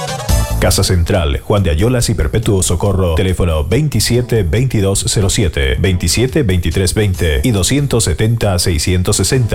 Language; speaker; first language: Spanish; native; Spanish